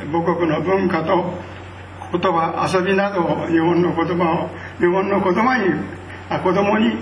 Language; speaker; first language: Japanese; native; Japanese